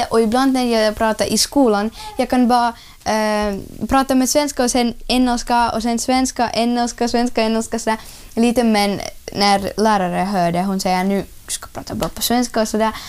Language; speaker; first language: Swedish; non-native, learner; Russian